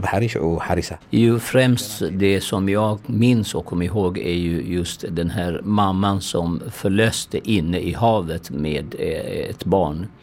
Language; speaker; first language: Swedish; non-native, fluent; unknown